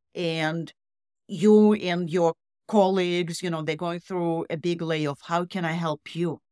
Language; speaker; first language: English; non-native, fluent; Russian